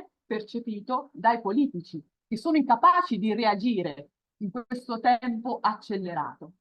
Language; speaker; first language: Italian; native; Italian